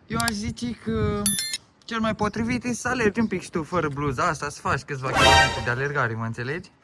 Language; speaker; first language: Romanian; native; Romanian